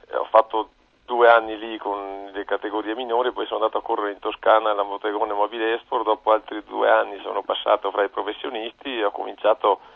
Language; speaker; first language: Italian; native; Italian